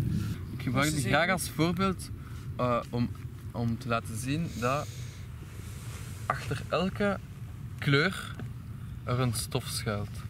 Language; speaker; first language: Dutch; native; Dutch